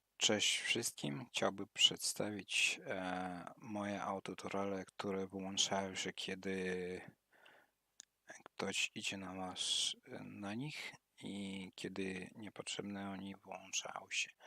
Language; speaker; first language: Polish; non-native, learner; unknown